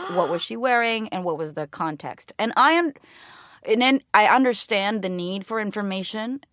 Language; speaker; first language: English; non-native, fluent; Spanish